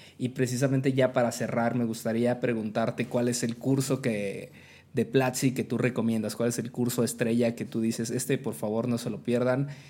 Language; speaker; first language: Spanish; native; Spanish